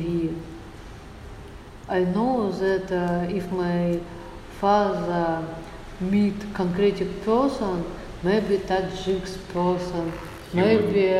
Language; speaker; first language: English; non-native, learner; Russian